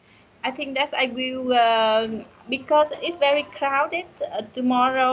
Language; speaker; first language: English; non-native, learner; Vietnamese